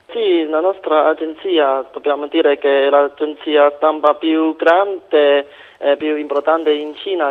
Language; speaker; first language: Italian; non-native, fluent; Chinese